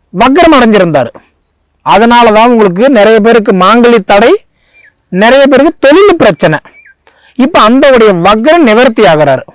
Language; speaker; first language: Tamil; native; Tamil